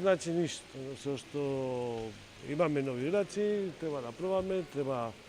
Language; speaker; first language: Macedonian; non-native, fluent; Spanish